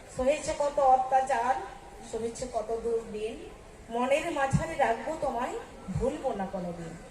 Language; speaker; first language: Bangla; non-native, local second language; Santali